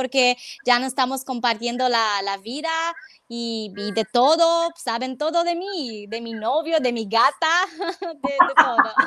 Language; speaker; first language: Spanish; non-native, fluent; Romanian